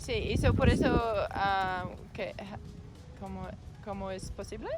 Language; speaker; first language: Spanish; non-native, learner; English